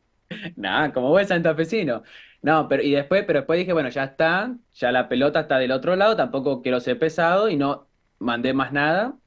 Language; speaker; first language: Spanish; native; Spanish